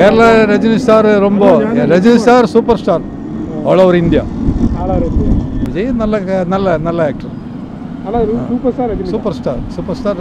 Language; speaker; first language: Tamil; non-native, learner; Malayalam